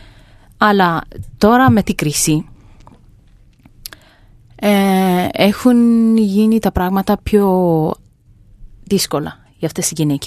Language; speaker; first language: Greek; non-native, fluent; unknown